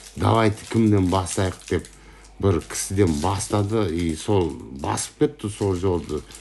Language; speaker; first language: Kazakh; native; Kazakh